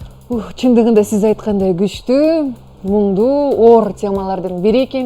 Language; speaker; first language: Kyrgyz; native; Kyrgyz